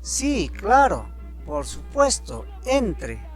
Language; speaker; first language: Spanish; non-native, local second language; Quechua